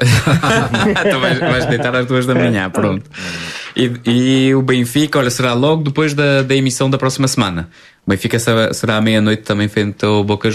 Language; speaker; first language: Portuguese; native; Portuguese